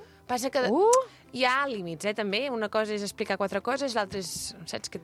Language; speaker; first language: Catalan; native; Catalan